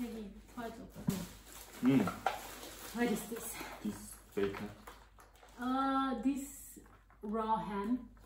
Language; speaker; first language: English; non-native, learner; Italian